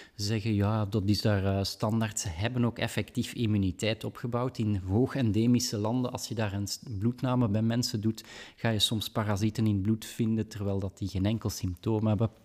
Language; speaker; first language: Dutch; native; Dutch